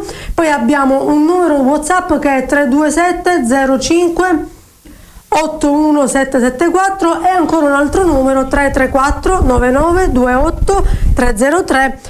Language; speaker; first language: Italian; native; Italian